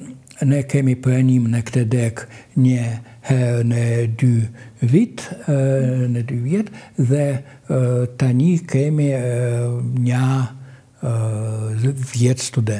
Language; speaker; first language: Albanian; non-native, fluent; Russian